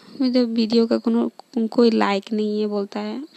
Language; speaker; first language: Hindi; non-native, local second language; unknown